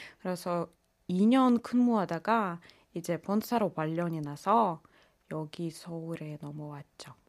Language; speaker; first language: Korean; non-native, fluent; Russian